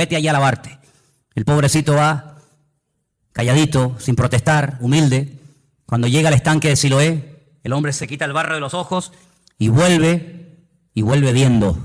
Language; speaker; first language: Spanish; native; Spanish